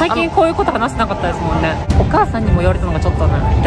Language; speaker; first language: Japanese; native; Japanese